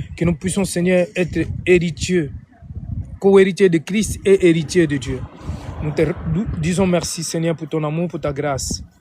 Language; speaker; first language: French; non-native, fluent; Portuguese